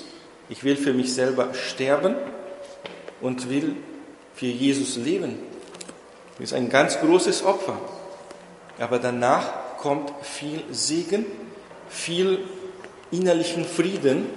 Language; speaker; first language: German; non-native, fluent; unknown